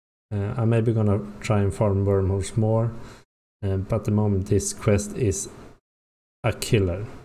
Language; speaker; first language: English; non-native, fluent; Swedish